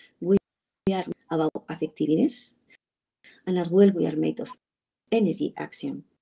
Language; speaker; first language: English; non-native, learner; Spanish